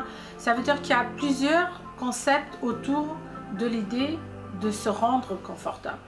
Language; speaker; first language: French; non-native, fluent; Portuguese